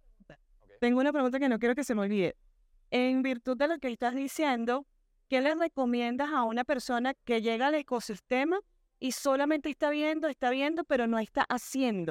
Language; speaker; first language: Spanish; native; Spanish